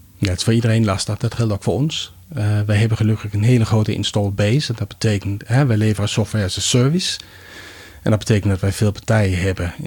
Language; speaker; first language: Dutch; non-native, fluent; Danish